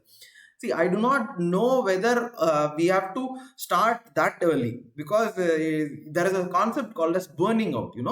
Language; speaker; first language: English; non-native, local second language; Tamil